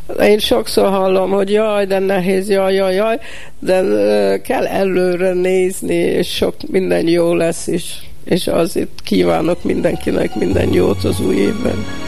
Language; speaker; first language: Hungarian; early bilingual, heritage; Hungarian